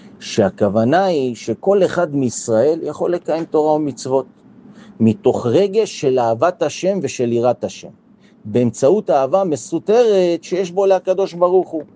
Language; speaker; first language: Hebrew; native; Hebrew